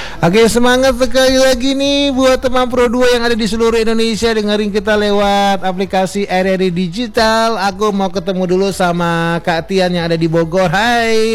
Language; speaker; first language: Indonesian; native; Indonesian